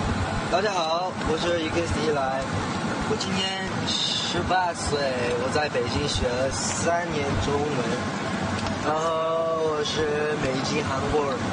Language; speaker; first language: Chinese; non-native, learner; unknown